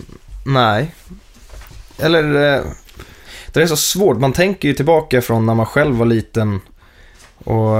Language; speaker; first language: Swedish; native; Swedish